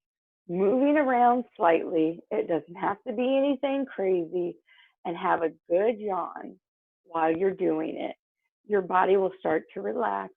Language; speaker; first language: English; native; English